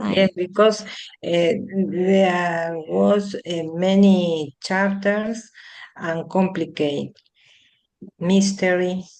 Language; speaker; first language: English; non-native, learner; Spanish